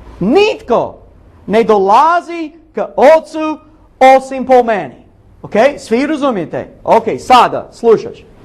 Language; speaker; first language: Bosnian; non-native, learner; English